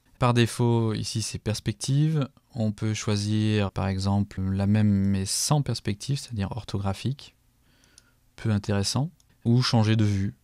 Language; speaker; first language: French; native; French